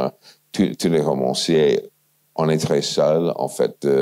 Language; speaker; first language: French; non-native, fluent; English